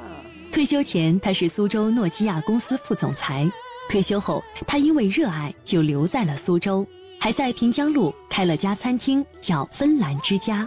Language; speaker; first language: Chinese; native; Chinese